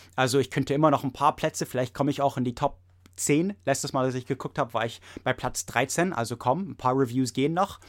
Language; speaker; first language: German; non-native, fluent; English